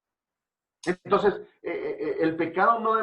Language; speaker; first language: Spanish; native; Spanish